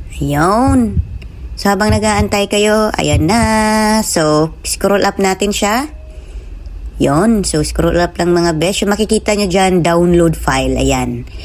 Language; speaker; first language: Filipino; non-native, local second language; Cebuano